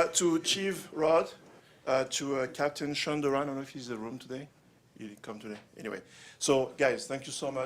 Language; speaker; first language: English; non-native, fluent; French